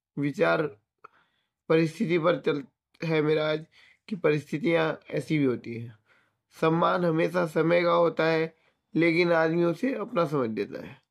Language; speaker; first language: Hindi; native; Hindi